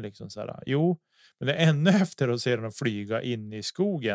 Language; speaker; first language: Swedish; native; Swedish